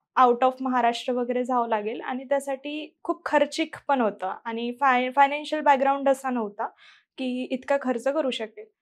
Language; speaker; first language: Marathi; native; Marathi